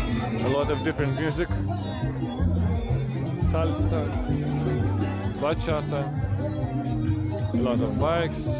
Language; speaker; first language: English; non-native, fluent; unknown